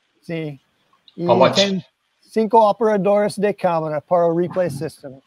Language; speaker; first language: Portuguese; non-native, fluent; English